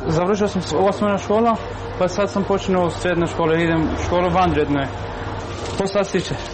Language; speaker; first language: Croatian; non-native, learner; Arabic